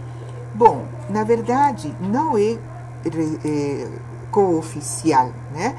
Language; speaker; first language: Portuguese; non-native, fluent; Spanish